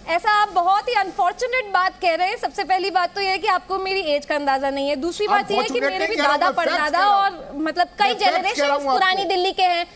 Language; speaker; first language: Hindi; native; Hindi